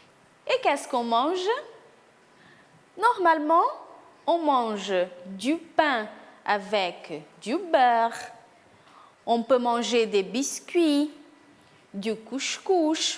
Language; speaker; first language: French; non-native, fluent; Portuguese